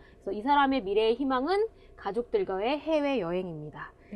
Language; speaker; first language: Korean; native; Korean